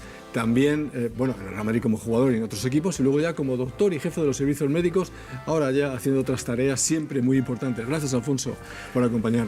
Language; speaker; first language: Spanish; native; Spanish